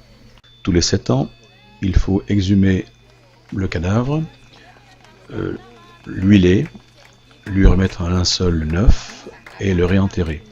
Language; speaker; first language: French; native; French